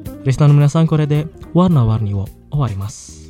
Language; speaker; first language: Japanese; non-native, fluent; Indonesian